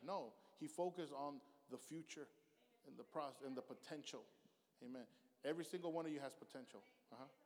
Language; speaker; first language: English; early bilingual, other home language; Spanish